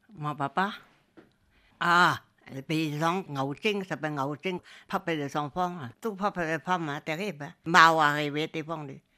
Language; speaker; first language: French; non-native, learner; Chinese